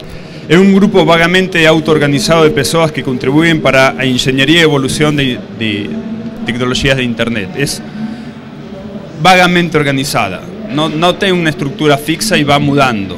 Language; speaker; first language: Portuguese; non-native, learner; Spanish